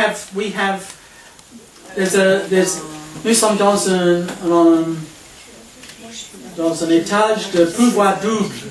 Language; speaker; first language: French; non-native, learner; English